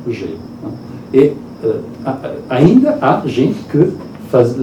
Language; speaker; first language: Portuguese; non-native, learner; Italian